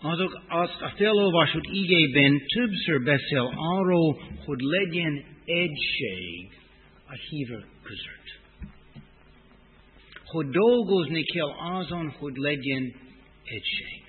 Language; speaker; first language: Hungarian; non-native, fluent; English